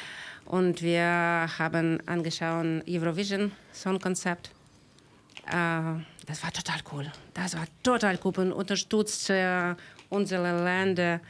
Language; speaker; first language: German; non-native, learner; Ukrainian